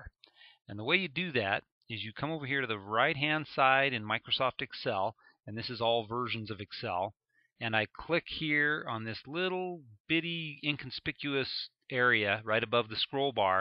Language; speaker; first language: English; native; English